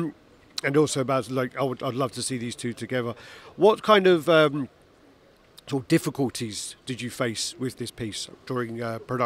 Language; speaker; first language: English; native; English